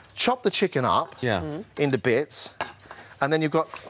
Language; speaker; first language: English; native; English